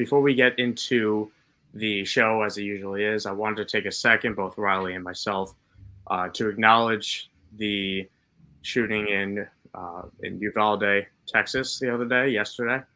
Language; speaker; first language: English; native; English